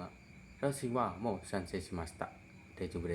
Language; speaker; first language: Japanese; non-native, learner; Indonesian